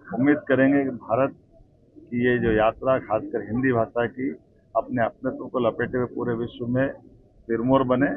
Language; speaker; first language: Hindi; native; Hindi